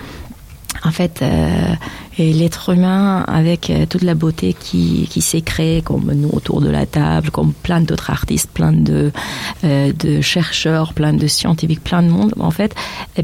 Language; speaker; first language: French; non-native, fluent; Persian